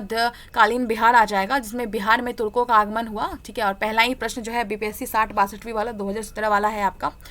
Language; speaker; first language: Hindi; native; Hindi